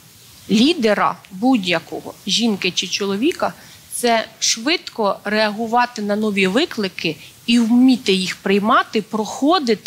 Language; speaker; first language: Ukrainian; native; Ukrainian